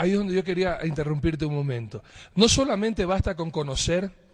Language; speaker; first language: Spanish; native; Spanish